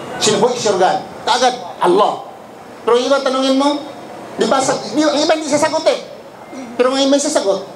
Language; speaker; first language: Filipino; non-native, local second language; Cebuano